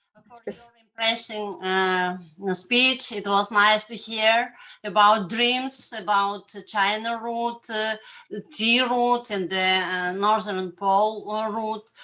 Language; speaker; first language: English; non-native, learner; Russian